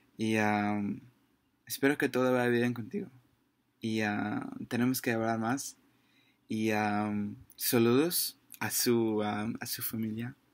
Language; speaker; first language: Spanish; non-native, learner; English